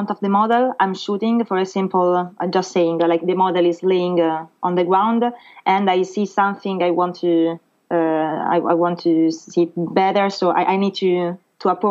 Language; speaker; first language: English; non-native, fluent; Italian